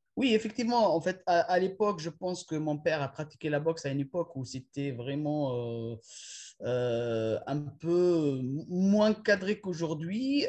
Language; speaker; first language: French; non-native, local second language; Arabic